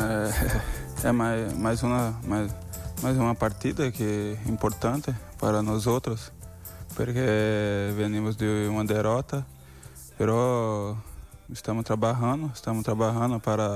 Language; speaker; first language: Spanish; non-native, learner; Portuguese